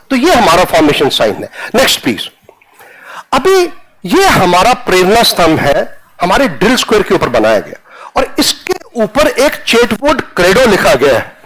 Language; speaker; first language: Hindi; non-native, local second language; Punjabi